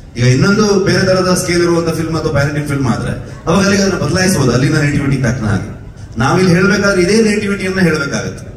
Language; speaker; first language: Kannada; native; Kannada